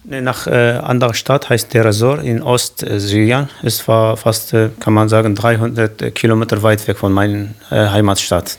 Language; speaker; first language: German; non-native, learner; Kurdish